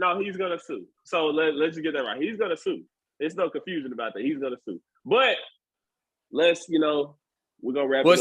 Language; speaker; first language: English; native; English